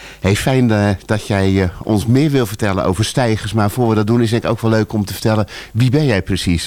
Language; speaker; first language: Dutch; native; Dutch